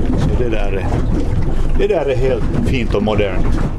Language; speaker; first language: Swedish; non-native, local second language; Finnish